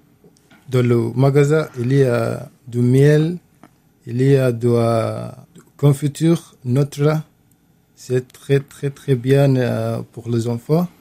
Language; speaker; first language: French; non-native, learner; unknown